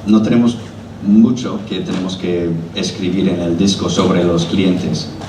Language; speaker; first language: Spanish; non-native, learner; English